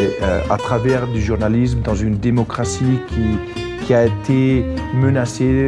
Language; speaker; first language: French; non-native, fluent; Spanish